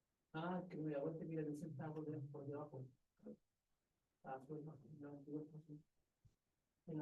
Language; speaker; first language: Spanish; native; Spanish